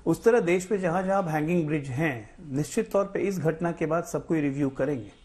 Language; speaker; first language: Hindi; native; Hindi